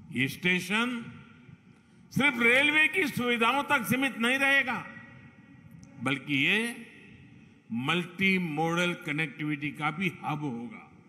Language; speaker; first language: Hindi; non-native, local second language; Gujarati